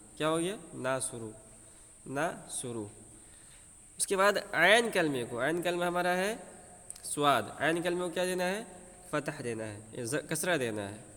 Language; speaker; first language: Urdu; native; Urdu